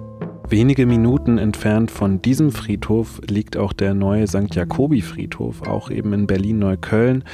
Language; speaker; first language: German; native; German